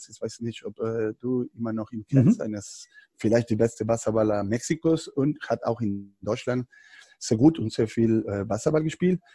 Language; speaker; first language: German; non-native, fluent; Spanish